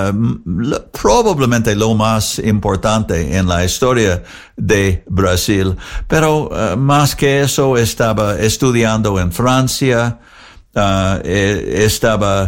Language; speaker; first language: Spanish; non-native, learner; English